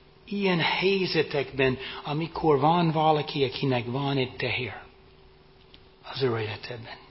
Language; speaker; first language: Hungarian; non-native, fluent; English